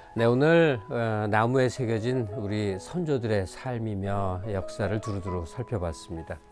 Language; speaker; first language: Korean; native; Korean